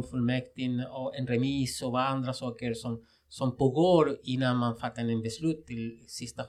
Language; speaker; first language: Swedish; non-native, fluent; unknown